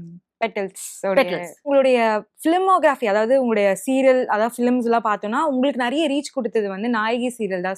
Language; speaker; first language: Tamil; native; Tamil